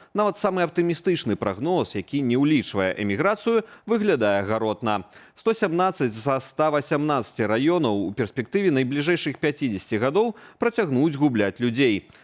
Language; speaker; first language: Belarusian; native; Belarusian